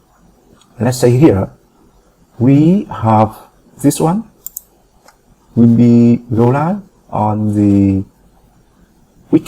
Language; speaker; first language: English; non-native, fluent; Vietnamese